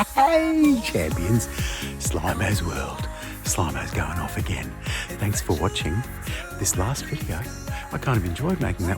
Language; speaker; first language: English; native; English